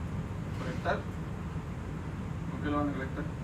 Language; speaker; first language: Spanish; native; Spanish